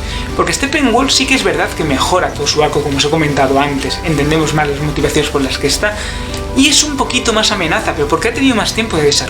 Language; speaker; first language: Spanish; native; Spanish